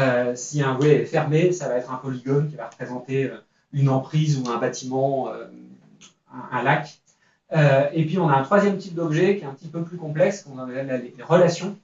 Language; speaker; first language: French; native; French